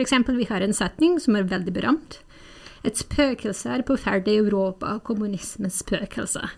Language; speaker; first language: Norwegian; non-native, fluent; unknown